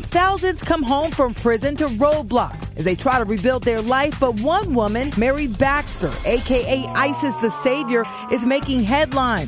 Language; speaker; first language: English; native; English